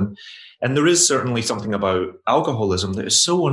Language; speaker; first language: English; native; English